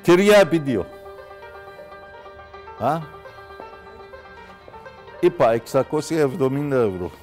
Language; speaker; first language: Greek; non-native, learner; Persian